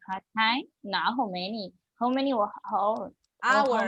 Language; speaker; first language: English; non-native, learner; Spanish